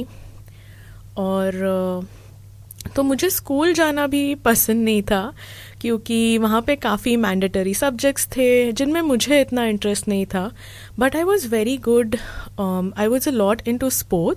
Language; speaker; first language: English; non-native, local second language; Marathi